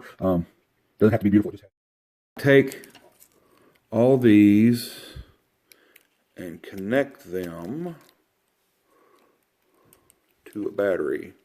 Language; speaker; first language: English; native; English